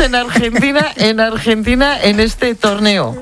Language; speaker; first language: Spanish; native; Spanish